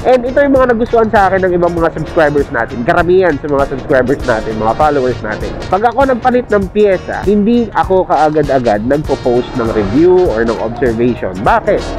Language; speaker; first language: Filipino; non-native, local second language; Hiligaynon